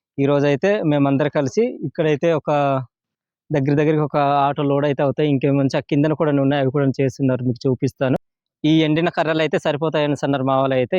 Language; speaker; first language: Telugu; non-native, local second language; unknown